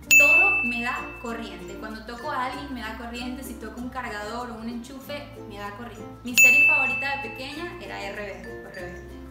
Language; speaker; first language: Spanish; native; Spanish